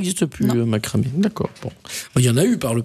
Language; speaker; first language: French; native; French